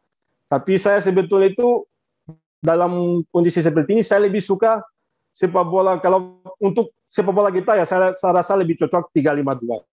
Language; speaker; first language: Indonesian; non-native, fluent; Portuguese